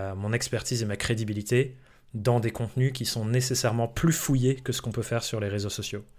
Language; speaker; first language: French; early bilingual, other home language; English